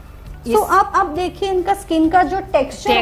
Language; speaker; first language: Hindi; native; Hindi